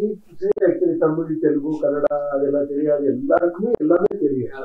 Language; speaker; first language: Tamil; non-native, learner; Kannada